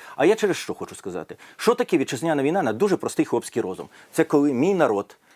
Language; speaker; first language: Ukrainian; native; Ukrainian